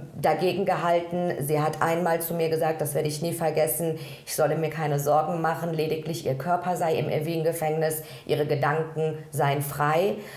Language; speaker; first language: German; early bilingual, other home language; Persian